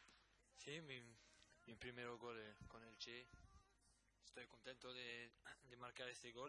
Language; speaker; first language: Spanish; non-native, learner; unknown